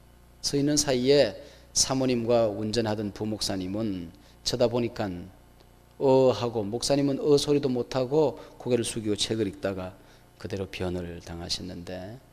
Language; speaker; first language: Korean; native; Korean